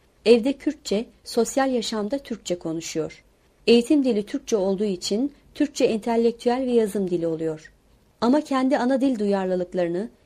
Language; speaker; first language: Turkish; non-native, local second language; Kurdish